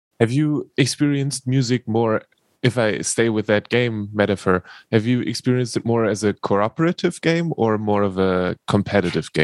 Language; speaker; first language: English; non-native, fluent; German